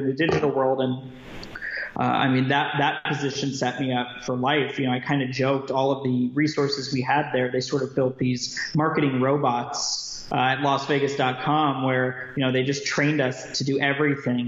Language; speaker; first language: English; native; English